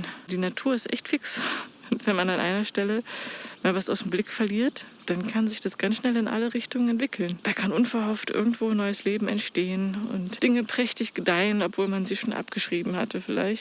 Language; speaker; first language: German; native; German